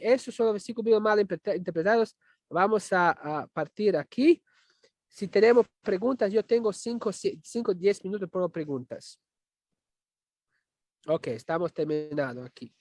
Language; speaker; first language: Spanish; non-native, fluent; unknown